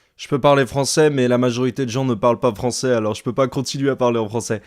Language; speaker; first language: French; early bilingual, other home language; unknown